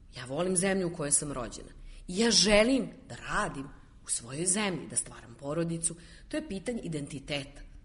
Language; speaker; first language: Serbian; native; Serbian